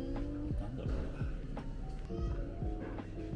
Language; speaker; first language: Japanese; native; Japanese